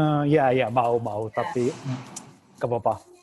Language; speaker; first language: Indonesian; non-native, learner; Japanese